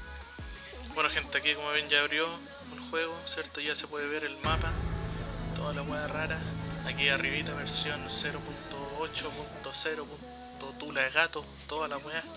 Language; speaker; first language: Spanish; native; Spanish